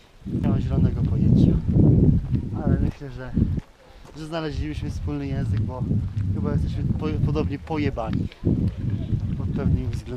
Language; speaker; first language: Polish; native; Polish